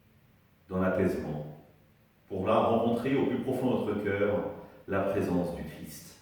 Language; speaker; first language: French; native; French